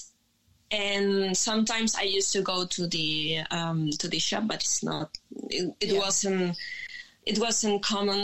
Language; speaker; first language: English; non-native, learner; Spanish